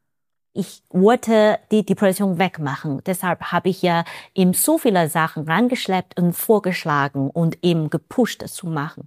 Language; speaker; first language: German; non-native, fluent; Chinese